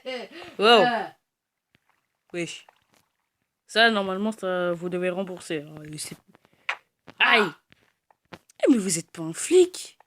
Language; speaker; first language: French; native; French